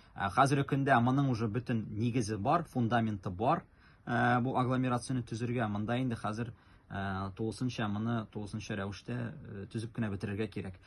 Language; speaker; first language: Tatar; native; Tatar